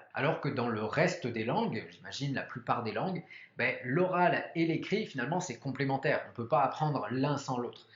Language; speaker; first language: French; native; French